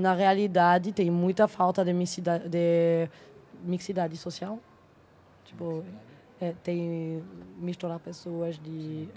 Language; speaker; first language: Portuguese; non-native, fluent; French